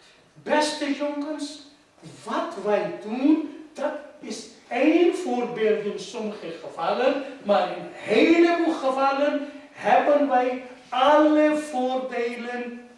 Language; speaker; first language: Dutch; non-native, fluent; Urdu